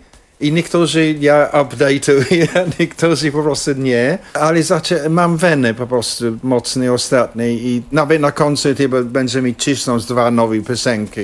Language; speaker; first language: Polish; non-native, fluent; English